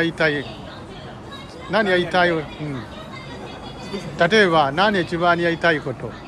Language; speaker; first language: Japanese; non-native, learner; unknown